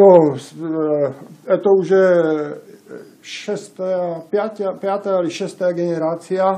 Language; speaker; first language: Russian; non-native, fluent; Czech